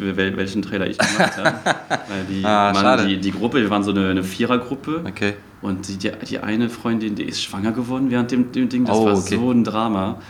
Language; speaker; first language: German; non-native, local second language; Luxembourgish